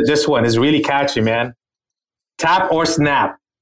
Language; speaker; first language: English; non-native, local second language; Filipino